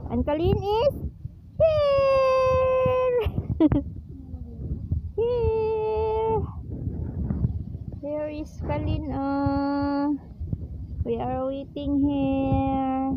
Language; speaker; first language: English; non-native, local second language; Cebuano